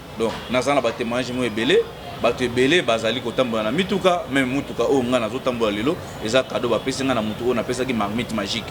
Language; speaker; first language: Lingala; non-native, local second language; Kongo